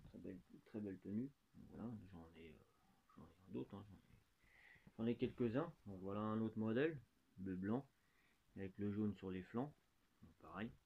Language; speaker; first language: French; native; French